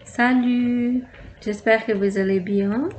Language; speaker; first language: French; non-native, fluent; Portuguese